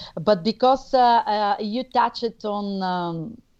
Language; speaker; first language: English; non-native, fluent; Bulgarian